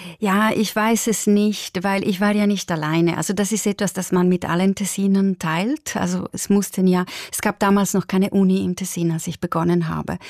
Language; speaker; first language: German; non-native, local second language; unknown